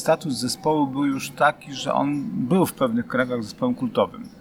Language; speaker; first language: Polish; native; Polish